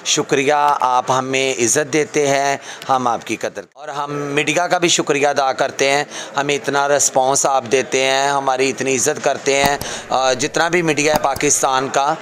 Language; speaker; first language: Urdu; non-native, local second language; Punjabi